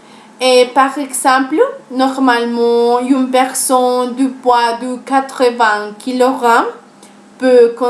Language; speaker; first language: French; non-native, learner; Spanish